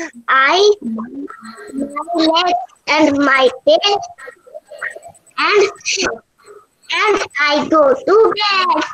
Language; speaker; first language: English; non-native, learner; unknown